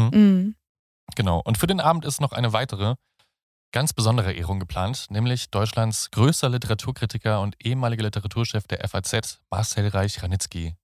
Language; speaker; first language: German; native; German